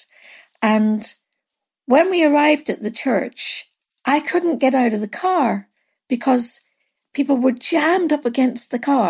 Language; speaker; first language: English; native; English